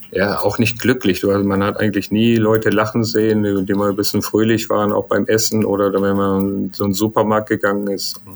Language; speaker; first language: German; native; German